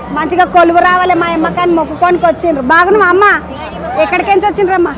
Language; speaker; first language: Telugu; native; Telugu